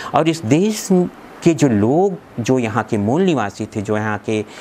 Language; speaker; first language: Hindi; native; Hindi